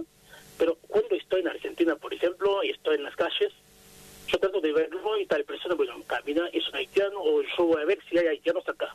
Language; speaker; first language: Spanish; non-native, fluent; Haitian Creole